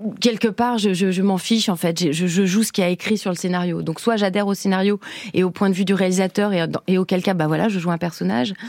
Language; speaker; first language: French; early bilingual, other home language; Spanish